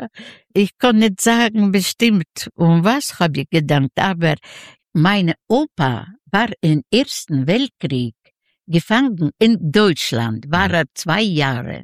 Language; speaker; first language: German; non-native, learner; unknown